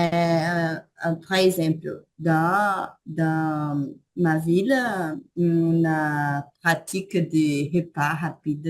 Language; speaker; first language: French; non-native, learner; Portuguese